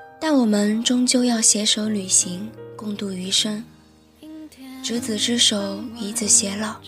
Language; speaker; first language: Chinese; native; Chinese